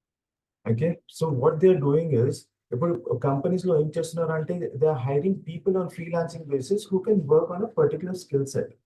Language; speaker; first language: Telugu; non-native, local second language; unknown